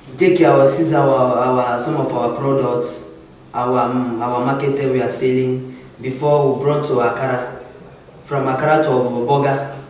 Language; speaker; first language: Nigerian Pidgin; non-native, local second language; Igbo